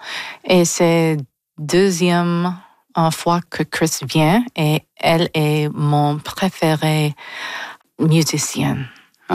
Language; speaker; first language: French; non-native, learner; English